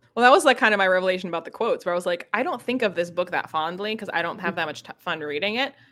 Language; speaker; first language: English; native; English